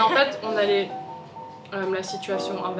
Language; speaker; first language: French; early bilingual, heritage; French